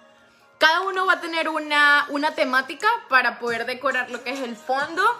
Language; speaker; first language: Spanish; native; Spanish